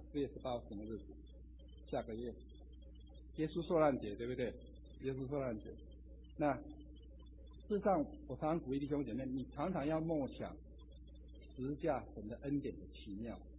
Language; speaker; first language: Chinese; native; Chinese